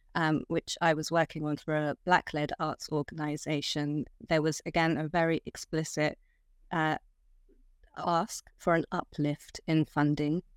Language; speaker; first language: English; non-native, fluent; Italian